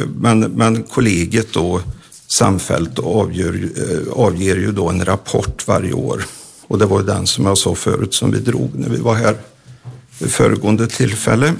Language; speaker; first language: Swedish; native; Swedish